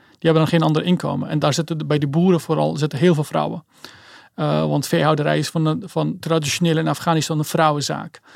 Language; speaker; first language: Dutch; early bilingual, other home language; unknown